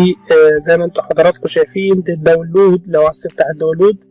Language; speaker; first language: Arabic; native; Arabic